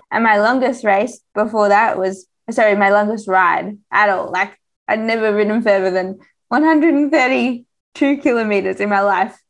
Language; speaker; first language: English; native; English